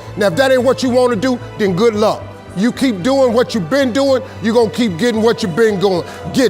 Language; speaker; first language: English; native; English